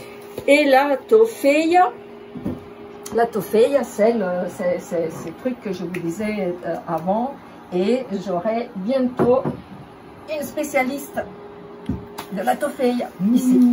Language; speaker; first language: French; non-native, fluent; Italian